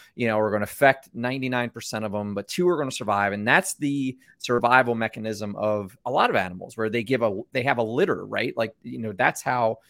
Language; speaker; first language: English; native; English